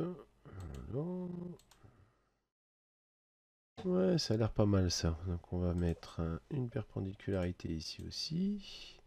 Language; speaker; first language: French; native; French